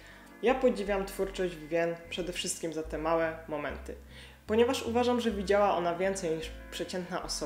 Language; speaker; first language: Polish; native; Polish